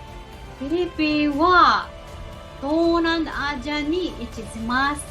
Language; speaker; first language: Japanese; non-native, local second language; Filipino